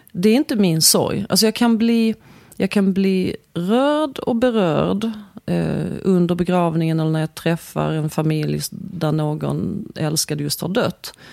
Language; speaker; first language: Swedish; early bilingual, other home language; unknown